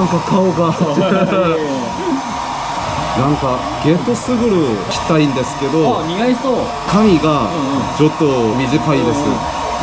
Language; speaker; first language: Japanese; non-native, learner; Korean